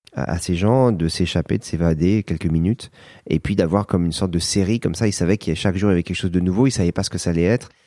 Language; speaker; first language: French; native; French